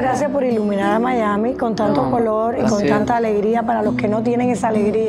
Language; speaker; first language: Spanish; native; Spanish